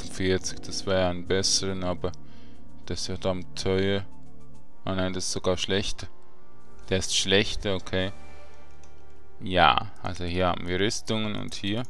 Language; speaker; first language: German; native; German